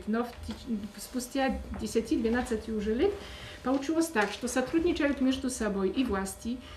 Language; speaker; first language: Russian; non-native, fluent; Polish